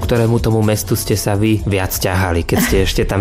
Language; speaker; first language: Slovak; native; Slovak